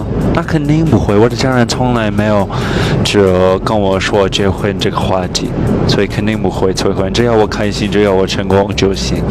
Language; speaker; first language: Chinese; non-native, fluent; English